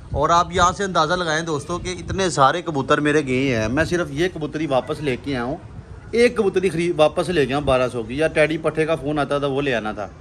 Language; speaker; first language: Urdu; non-native, local second language; Punjabi